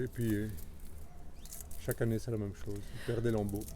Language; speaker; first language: French; native; French